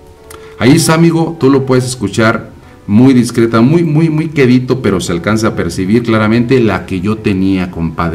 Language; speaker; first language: Spanish; native; Spanish